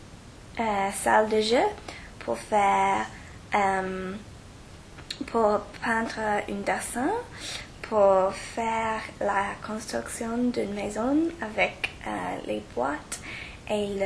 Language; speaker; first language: French; non-native, learner; English